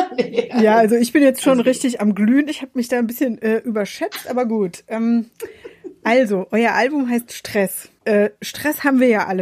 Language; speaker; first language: German; native; German